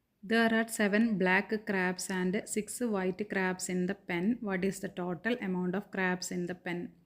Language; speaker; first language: English; non-native, local second language; Malayalam